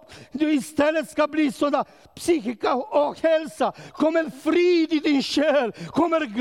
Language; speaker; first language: Swedish; non-native, learner; Romanian